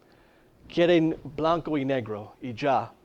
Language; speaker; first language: Spanish; non-native, fluent; English